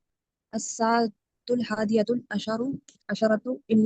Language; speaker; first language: Arabic; non-native, learner; Urdu